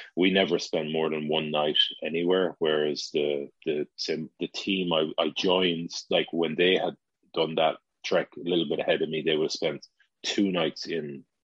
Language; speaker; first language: English; native; English